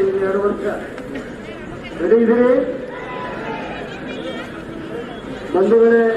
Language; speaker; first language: Kannada; native; Kannada